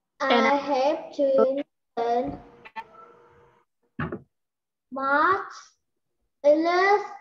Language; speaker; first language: English; non-native, learner; Vietnamese